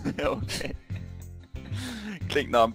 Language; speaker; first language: German; native; German